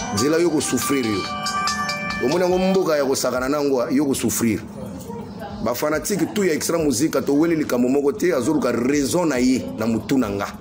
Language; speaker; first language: Lingala; native; Lingala